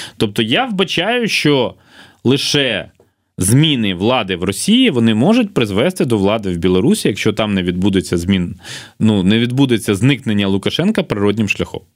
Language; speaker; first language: Ukrainian; native; Ukrainian